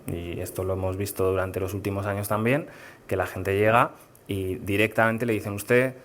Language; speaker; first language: Spanish; native; Spanish